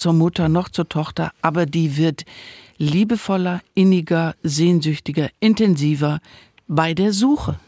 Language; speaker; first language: German; native; German